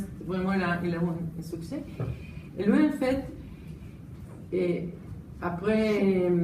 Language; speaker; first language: French; non-native, fluent; Hebrew